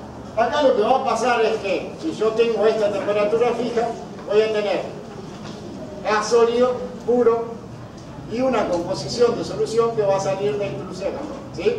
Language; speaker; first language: Spanish; native; Spanish